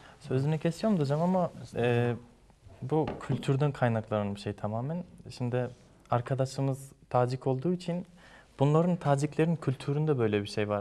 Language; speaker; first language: Turkish; non-native, fluent; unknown